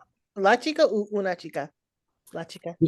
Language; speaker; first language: Spanish; non-native, learner; English